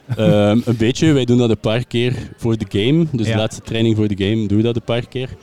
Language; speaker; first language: Dutch; native; Dutch